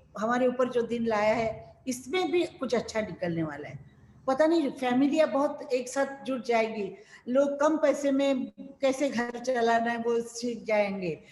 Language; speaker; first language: Hindi; non-native, local second language; Marathi